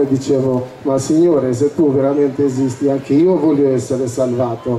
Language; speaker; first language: Italian; non-native, fluent; Albanian